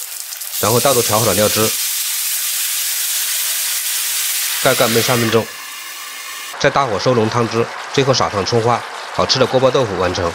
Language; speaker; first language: Chinese; native; Chinese